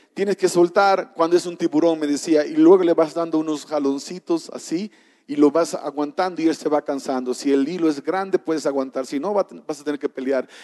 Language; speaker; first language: Spanish; native; Spanish